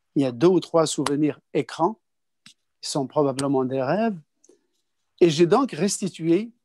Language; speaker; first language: French; non-native, local second language; Kabyle